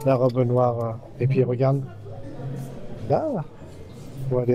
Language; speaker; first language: French; native; French